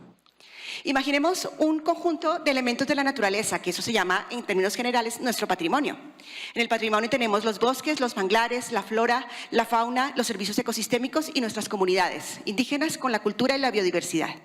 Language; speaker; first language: Spanish; native; Spanish